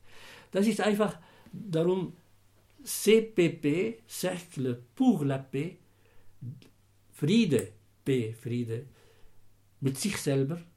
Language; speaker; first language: German; non-native, fluent; Arabic